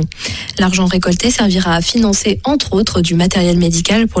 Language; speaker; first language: French; native; French